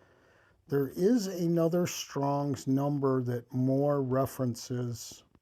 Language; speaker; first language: English; native; English